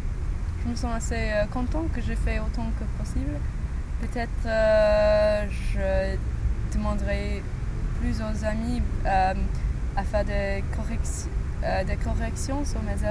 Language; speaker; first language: French; non-native, learner; English